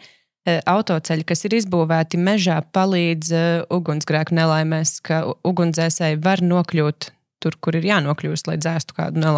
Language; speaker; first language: Latvian; native; Latvian